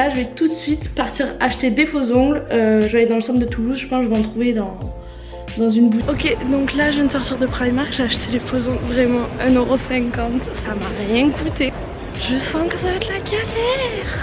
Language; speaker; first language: French; native; French